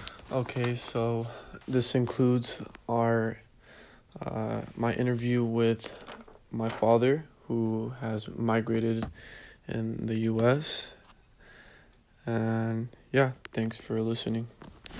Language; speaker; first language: English; early bilingual, other home language; Spanish